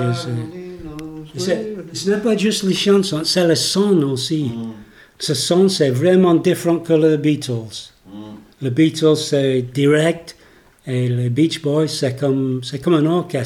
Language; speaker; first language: French; non-native, learner; English